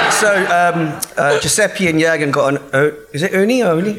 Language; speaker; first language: English; native; English